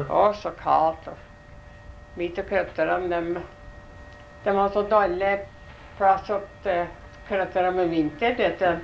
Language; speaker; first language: Norwegian; early bilingual, heritage; Norwegian